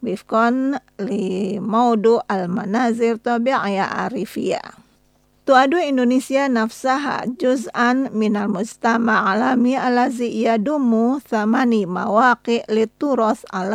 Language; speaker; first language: Arabic; non-native, fluent; Indonesian